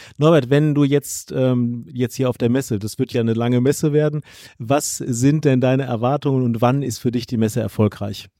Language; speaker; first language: German; native; German